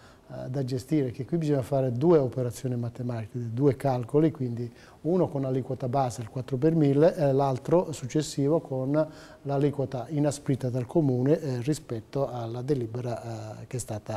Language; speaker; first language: Italian; native; Italian